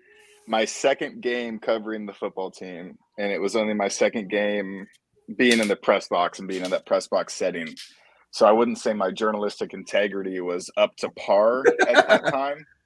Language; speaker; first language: English; native; English